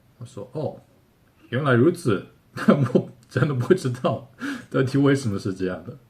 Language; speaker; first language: Chinese; non-native, fluent; German